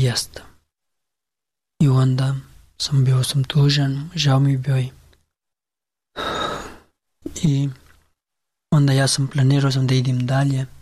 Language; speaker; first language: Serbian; non-native, learner; Pashto